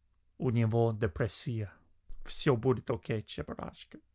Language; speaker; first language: Russian; non-native, fluent; English